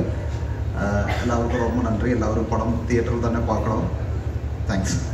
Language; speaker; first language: Tamil; non-native, learner; Malayalam